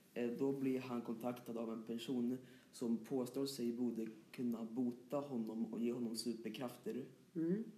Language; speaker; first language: Swedish; native; Swedish